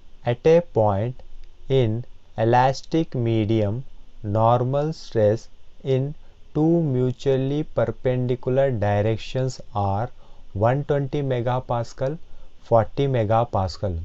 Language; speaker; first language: English; non-native, local second language; Telugu